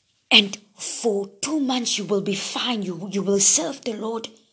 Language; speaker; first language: English; non-native, local second language; Afrikaans